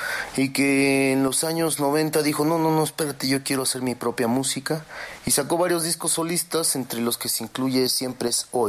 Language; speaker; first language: Spanish; native; Spanish